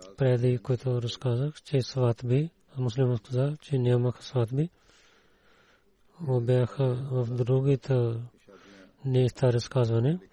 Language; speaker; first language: Bulgarian; non-native, learner; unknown